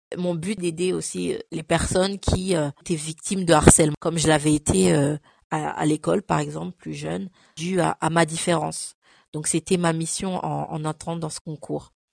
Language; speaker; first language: French; early bilingual, other home language; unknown